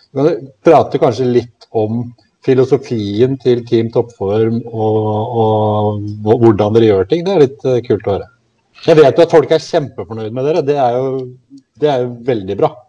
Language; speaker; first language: Norwegian; native; Norwegian